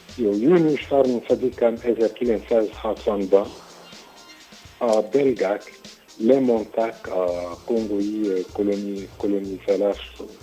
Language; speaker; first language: Hungarian; non-native, learner; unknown